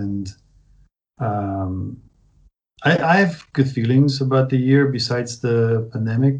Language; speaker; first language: English; non-native, fluent; Italian